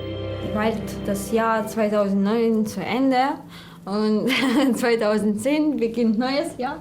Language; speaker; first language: German; non-native, fluent; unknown